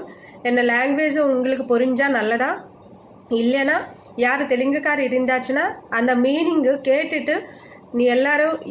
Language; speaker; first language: Tamil; non-native, learner; Telugu